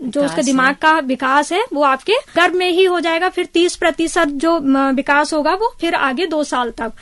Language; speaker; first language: Hindi; native; Hindi